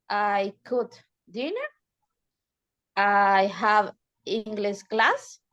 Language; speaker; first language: English; non-native, learner; Spanish